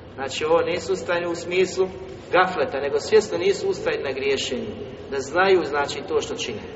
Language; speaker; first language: Bosnian; native; Bosnian